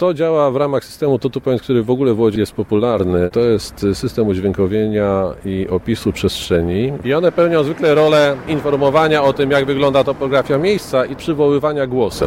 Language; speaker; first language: Polish; native; Polish